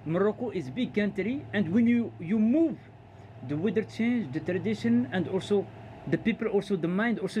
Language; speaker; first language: English; non-native, learner; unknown